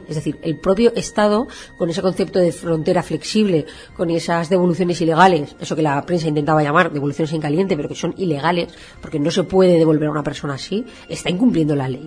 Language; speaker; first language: Spanish; native; Spanish